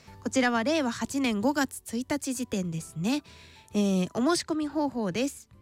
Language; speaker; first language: Japanese; native; Japanese